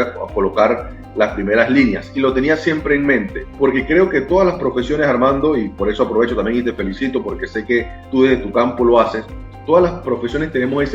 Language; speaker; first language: Spanish; native; Spanish